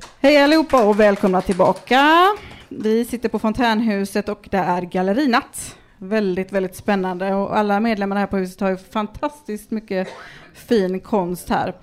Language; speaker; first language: Swedish; native; Swedish